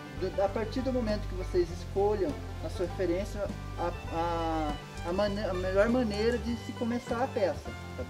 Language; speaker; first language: Portuguese; native; Portuguese